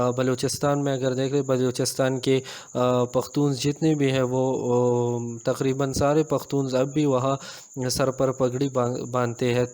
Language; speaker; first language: Urdu; non-native, local second language; Pashto